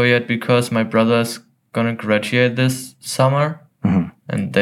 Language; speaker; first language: English; non-native, fluent; German